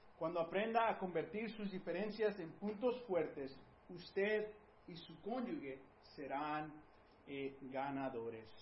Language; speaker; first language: Spanish; early bilingual, heritage; Spanish